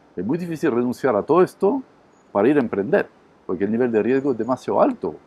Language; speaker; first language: Spanish; non-native, fluent; French